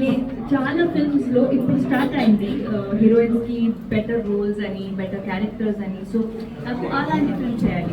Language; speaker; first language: Telugu; non-native, fluent; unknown